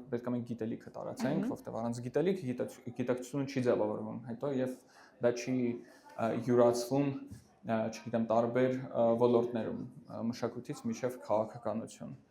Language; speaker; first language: Armenian; early bilingual, heritage; Armenian